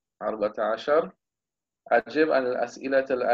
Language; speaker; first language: Arabic; non-native, fluent; English